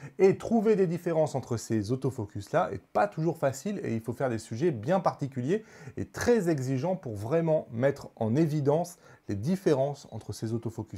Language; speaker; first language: French; native; French